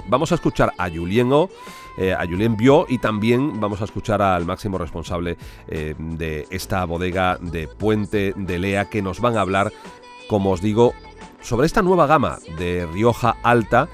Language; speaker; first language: Spanish; native; Spanish